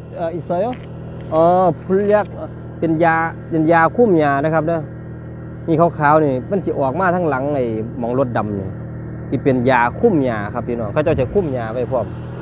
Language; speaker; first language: Thai; non-native, local second language; Northeastern Thai